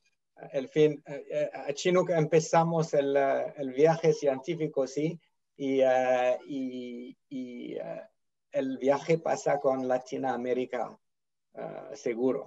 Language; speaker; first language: Spanish; non-native, learner; English